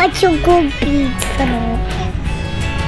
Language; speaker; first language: Russian; early bilingual, heritage; Russian